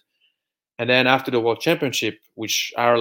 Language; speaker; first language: English; non-native, fluent; French